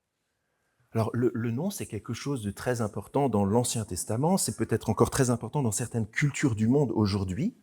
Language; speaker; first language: French; native; French